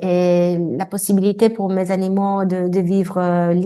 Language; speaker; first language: French; non-native, fluent; Italian